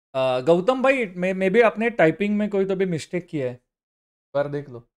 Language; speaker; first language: Hindi; non-native, local second language; Marathi